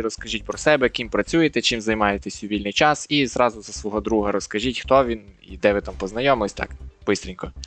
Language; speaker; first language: Ukrainian; native; Ukrainian